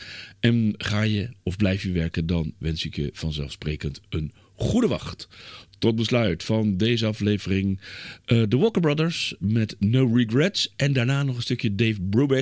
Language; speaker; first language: Dutch; native; Dutch